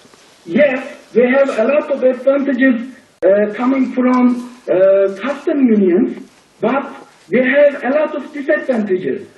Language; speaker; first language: English; non-native, learner; Turkish